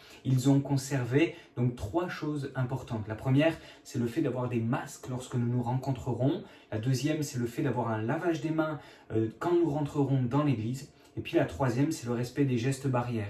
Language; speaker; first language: French; native; French